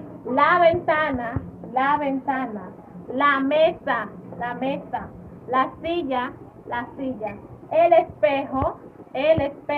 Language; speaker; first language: Spanish; non-native, fluent; Haitian Creole